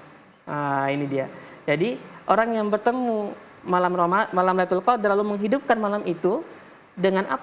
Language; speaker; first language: Indonesian; native; Indonesian